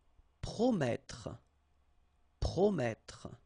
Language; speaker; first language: French; native; French